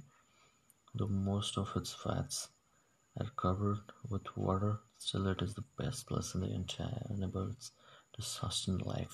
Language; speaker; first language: English; non-native, local second language; Odia